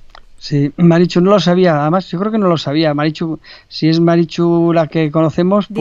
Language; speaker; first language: Spanish; native; Spanish